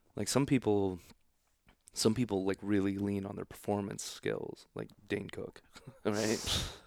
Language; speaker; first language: English; native; English